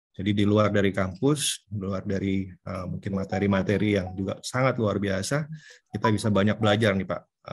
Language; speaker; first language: Indonesian; native; Indonesian